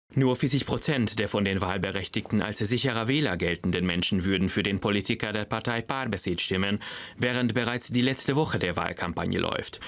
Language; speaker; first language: German; non-native, fluent; Hungarian